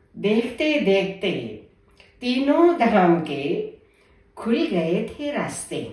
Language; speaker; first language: Hindi; non-native, local second language; Marathi